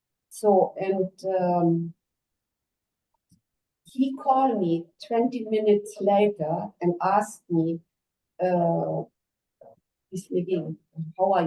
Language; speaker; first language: English; non-native, learner; German